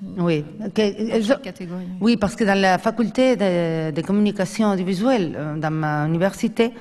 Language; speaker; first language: French; non-native, fluent; Spanish